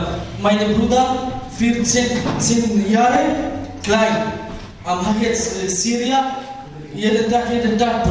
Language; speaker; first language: German; non-native, learner; Kurdish